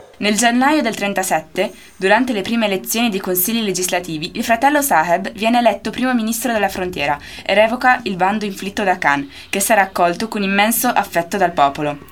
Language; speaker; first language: Italian; native; Italian